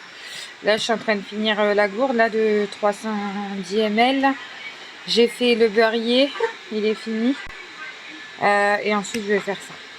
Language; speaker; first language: French; native; French